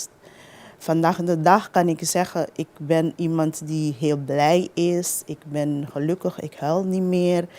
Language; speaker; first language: Dutch; non-native, local second language; Papiamento